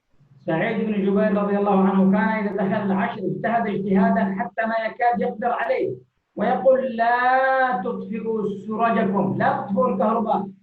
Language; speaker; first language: Arabic; native; Arabic